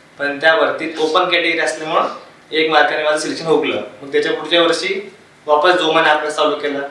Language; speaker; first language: Marathi; non-native, local second language; Hindi